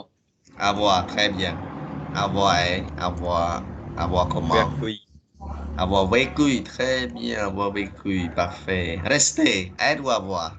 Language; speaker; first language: French; non-native, fluent; Khmer